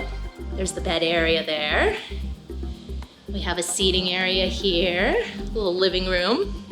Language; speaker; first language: English; native; English